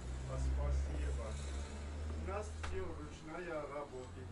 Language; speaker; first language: Russian; non-native, learner; Armenian